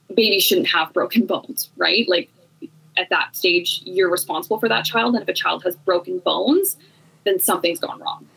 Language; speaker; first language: English; native; English